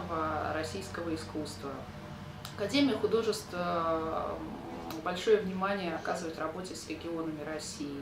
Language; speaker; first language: Russian; native; Russian